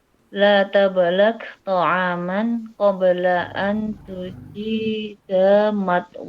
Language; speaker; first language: Arabic; non-native, learner; Indonesian